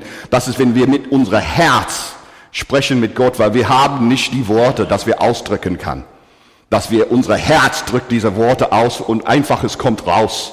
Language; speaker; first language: German; non-native, fluent; English